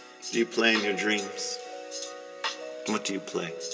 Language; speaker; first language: English; native; English